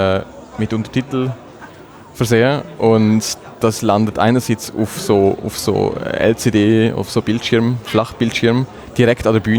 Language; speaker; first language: German; native; German